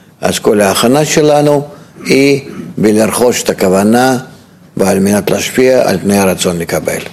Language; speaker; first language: Hebrew; non-native, fluent; Russian